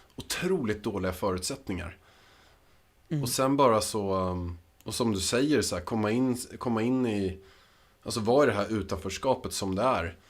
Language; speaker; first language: Swedish; native; Swedish